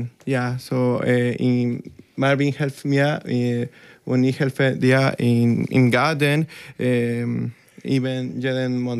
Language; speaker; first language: German; non-native, learner; Spanish